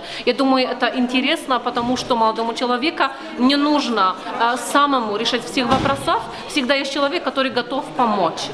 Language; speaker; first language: Russian; non-native, learner; Polish